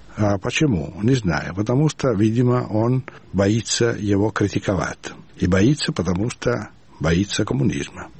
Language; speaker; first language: Russian; non-native, fluent; Italian